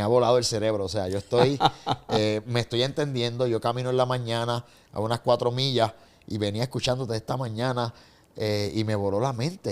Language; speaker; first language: Spanish; native; Spanish